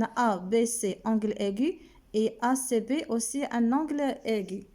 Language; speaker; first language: French; non-native, local second language; Arabic